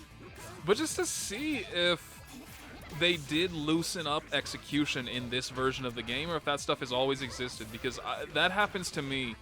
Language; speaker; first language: English; native; English